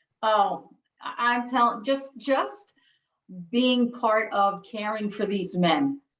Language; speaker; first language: English; native; English